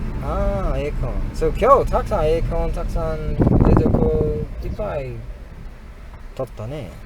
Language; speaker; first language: Japanese; non-native, learner; English